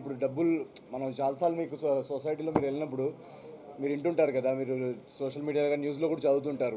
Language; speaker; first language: Telugu; native; Telugu